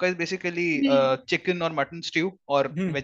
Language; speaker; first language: English; non-native, local second language; Hindi